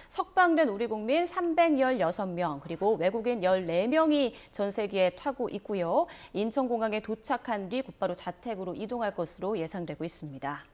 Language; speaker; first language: Korean; native; Korean